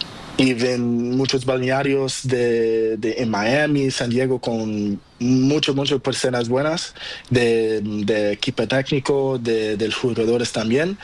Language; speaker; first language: Spanish; non-native, learner; Portuguese